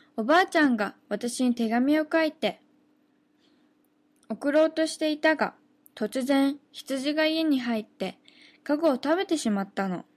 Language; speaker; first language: Japanese; native; Japanese